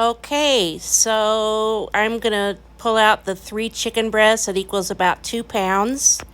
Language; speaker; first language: English; native; English